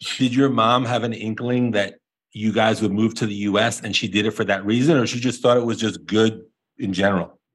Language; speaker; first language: English; native; English